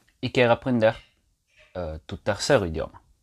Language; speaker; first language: Spanish; non-native, fluent; Italian